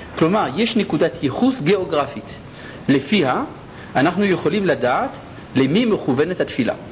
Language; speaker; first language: Hebrew; early bilingual, other home language; French